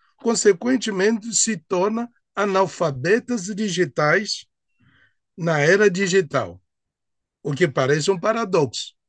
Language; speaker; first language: Portuguese; non-native, fluent; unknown